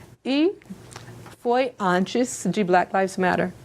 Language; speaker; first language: Portuguese; non-native, fluent; English